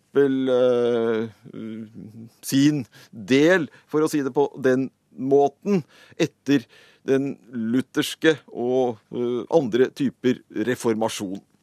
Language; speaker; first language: Norwegian; native; Norwegian